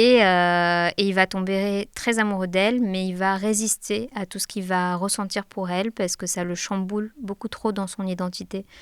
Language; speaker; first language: French; non-native, local second language; Arabic